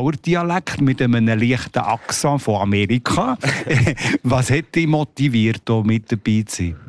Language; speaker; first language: German; native; German